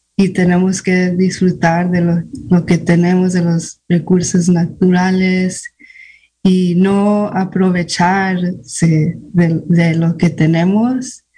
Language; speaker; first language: Spanish; early bilingual, heritage; Spanish